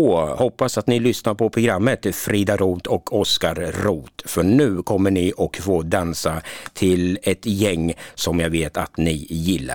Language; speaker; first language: Swedish; native; Swedish